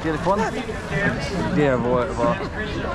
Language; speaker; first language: Russian; non-native, learner; Polish